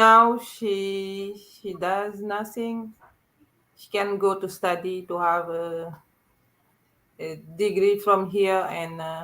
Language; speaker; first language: English; non-native, learner; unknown